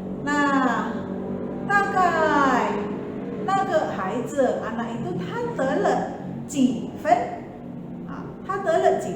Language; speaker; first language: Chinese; non-native, fluent; Indonesian